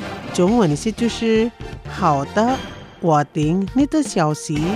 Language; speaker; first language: Chinese; non-native, fluent; Indonesian